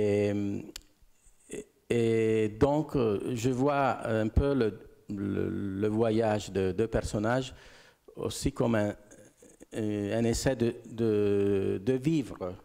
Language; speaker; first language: French; non-native, fluent; Portuguese